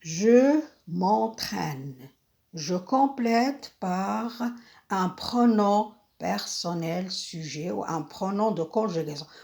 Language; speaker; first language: French; non-native, local second language; Arabic